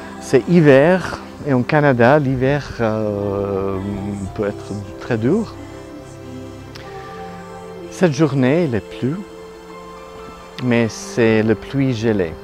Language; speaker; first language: French; non-native, learner; Italian